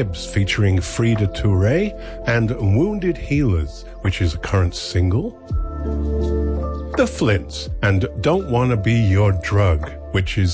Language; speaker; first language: English; native; English